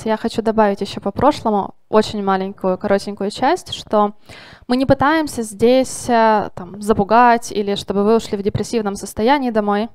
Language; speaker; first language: Russian; native; Russian